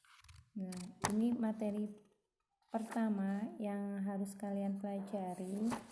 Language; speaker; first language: Indonesian; native; Indonesian